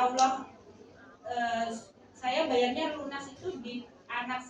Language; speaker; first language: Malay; non-native, local second language; Javanese